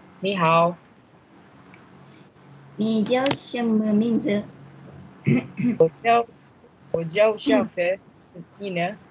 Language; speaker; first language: Chinese; non-native, learner; Malay